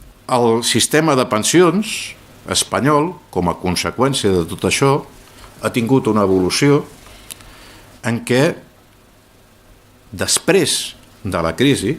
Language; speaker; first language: Catalan; native; Catalan